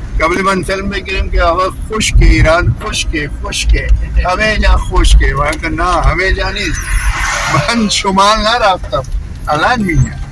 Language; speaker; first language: Urdu; native; Urdu